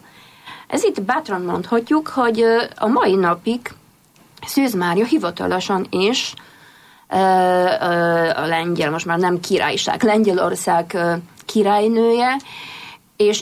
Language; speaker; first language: Hungarian; non-native, fluent; Polish